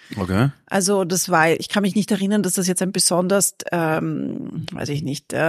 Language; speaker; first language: German; native; German